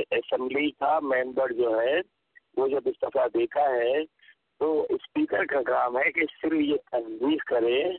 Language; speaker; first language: Urdu; non-native, local second language; Punjabi